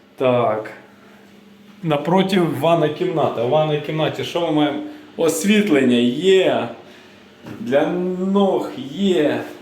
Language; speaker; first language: Ukrainian; non-native, local second language; Russian